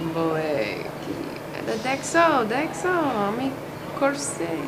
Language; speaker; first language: Bangla; non-native, learner; English